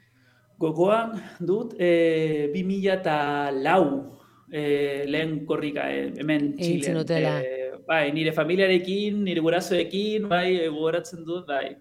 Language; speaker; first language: Basque; non-native, learner; Spanish